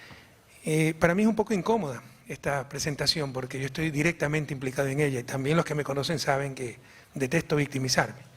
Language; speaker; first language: Spanish; native; Spanish